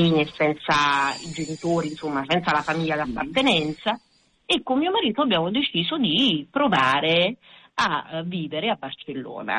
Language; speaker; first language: Italian; native; Italian